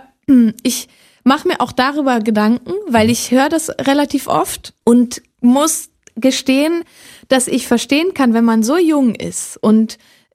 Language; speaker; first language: German; native; German